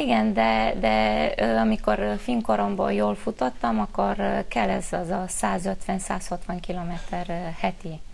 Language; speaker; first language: Hungarian; non-native, fluent; Romanian